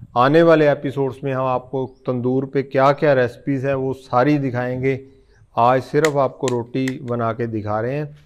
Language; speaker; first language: Hindi; non-native, local second language; Punjabi